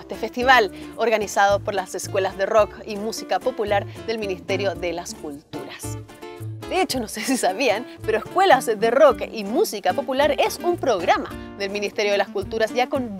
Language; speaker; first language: Spanish; native; Spanish